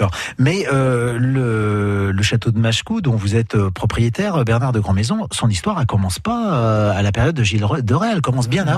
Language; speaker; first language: French; native; French